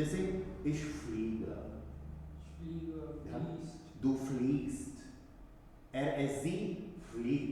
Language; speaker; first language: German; non-native, fluent; Hindi